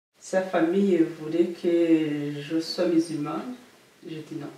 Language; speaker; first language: French; non-native, local second language; Kinyarwanda